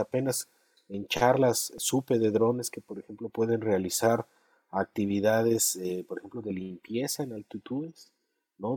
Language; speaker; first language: Spanish; native; Spanish